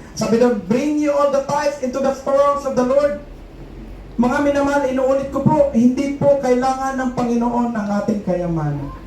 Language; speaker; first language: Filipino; non-native, local second language; Cebuano